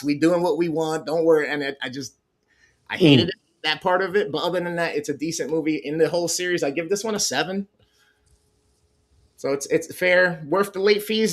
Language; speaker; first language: English; native; English